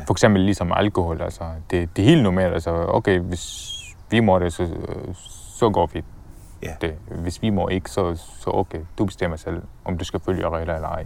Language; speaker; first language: Danish; non-native, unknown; Arabic